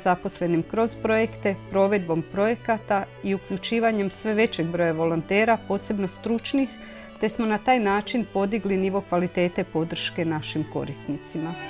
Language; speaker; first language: Croatian; native; Croatian